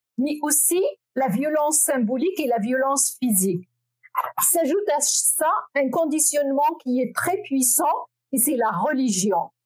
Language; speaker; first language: French; non-native, local second language; Arabic